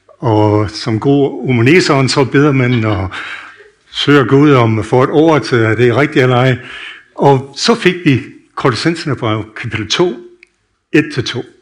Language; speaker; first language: Danish; non-native, fluent; English